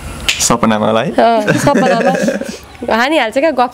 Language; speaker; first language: Nepali; native; Nepali